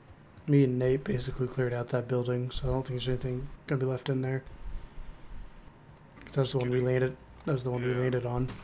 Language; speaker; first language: English; native; English